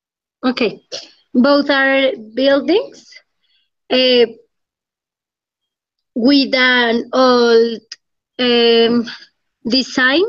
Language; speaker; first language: English; non-native, learner; Spanish